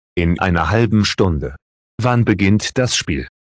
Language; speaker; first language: German; native; German